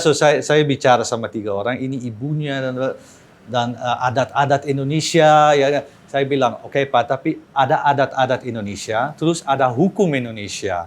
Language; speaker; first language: Indonesian; early bilingual, heritage; Dutch